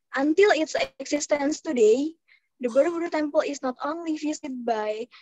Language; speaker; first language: English; non-native, fluent; Indonesian